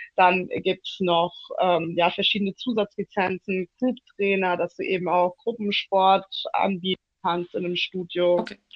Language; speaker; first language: German; early bilingual, other home language; Italian